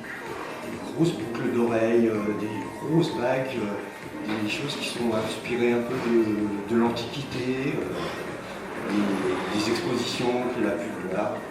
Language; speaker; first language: French; native; French